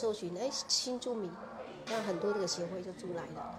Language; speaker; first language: Chinese; non-native, fluent; Vietnamese